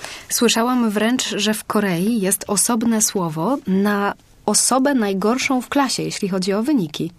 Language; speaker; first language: Polish; native; Polish